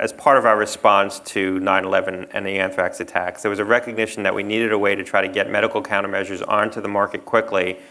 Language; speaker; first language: English; native; English